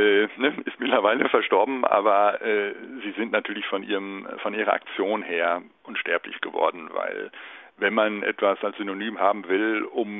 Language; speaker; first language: German; native; German